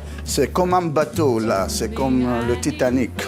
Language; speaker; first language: French; non-native, learner; Arabic